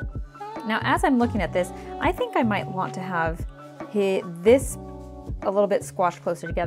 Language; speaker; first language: English; native; English